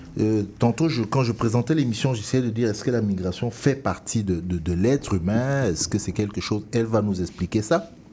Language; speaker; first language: French; native; French